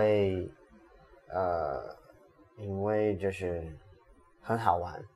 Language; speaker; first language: Chinese; non-native, learner; English